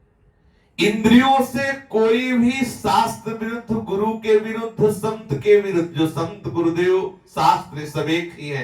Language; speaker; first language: Hindi; native; Hindi